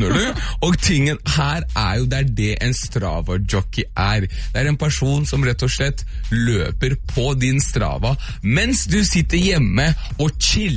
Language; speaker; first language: Norwegian; native; Norwegian